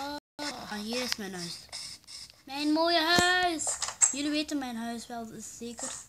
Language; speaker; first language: Dutch; early bilingual, other home language; Turkish